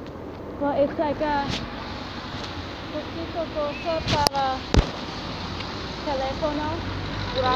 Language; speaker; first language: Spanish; non-native, learner; English